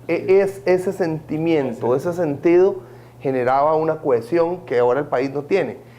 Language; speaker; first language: Spanish; native; Spanish